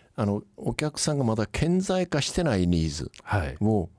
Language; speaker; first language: Japanese; native; Japanese